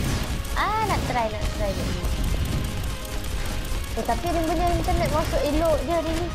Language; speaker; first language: Malay; native; Malay